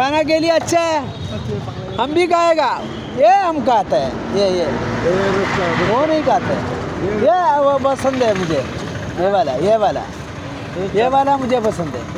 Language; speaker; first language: Hindi; non-native, local second language; Malayalam